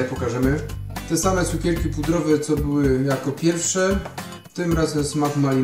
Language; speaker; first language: Polish; native; Polish